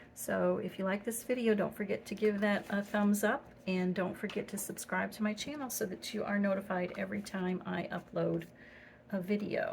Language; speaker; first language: English; native; English